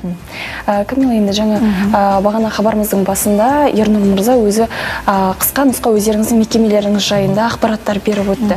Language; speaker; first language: Kazakh; native; Kazakh